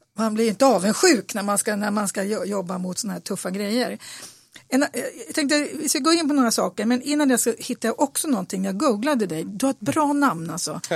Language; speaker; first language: Swedish; native; Swedish